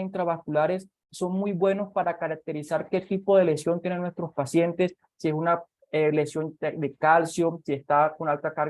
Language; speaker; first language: Spanish; native; Spanish